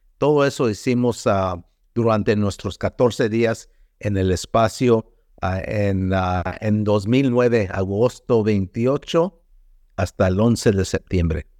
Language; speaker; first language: Spanish; early bilingual, heritage; Spanish